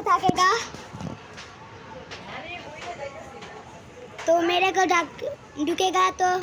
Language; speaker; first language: Hindi; non-native, learner; Bangla